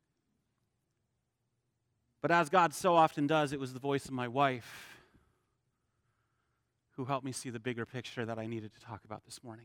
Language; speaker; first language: English; native; English